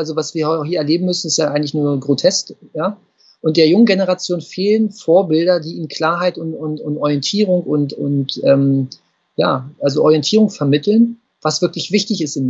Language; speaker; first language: German; native; German